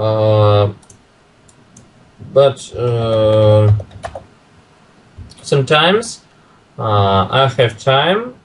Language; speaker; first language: English; non-native, learner; Russian